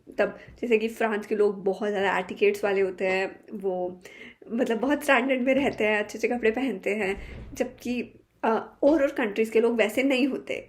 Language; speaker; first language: Hindi; native; Hindi